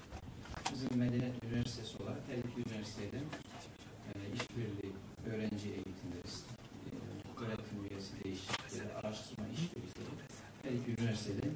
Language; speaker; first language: Turkish; native; Turkish